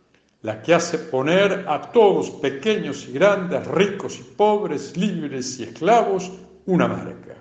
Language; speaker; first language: Spanish; native; Spanish